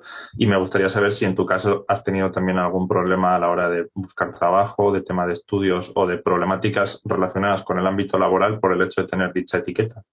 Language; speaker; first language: Spanish; native; Spanish